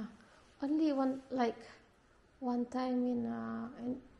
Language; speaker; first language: English; non-native, learner; Indonesian